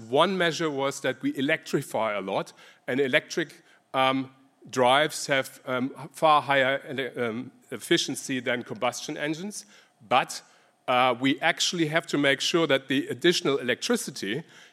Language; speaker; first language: English; non-native, fluent; German